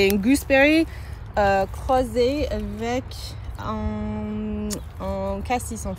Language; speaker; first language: French; non-native, learner; English